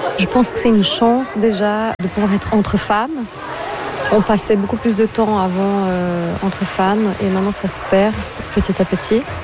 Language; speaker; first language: French; non-native, fluent; Portuguese